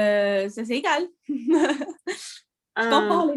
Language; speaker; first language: French; non-native, local second language; German